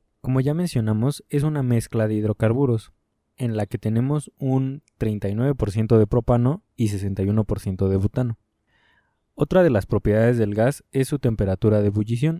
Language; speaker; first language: Spanish; native; Spanish